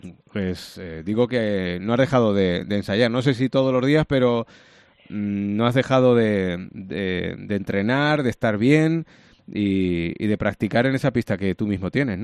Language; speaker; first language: Spanish; native; Spanish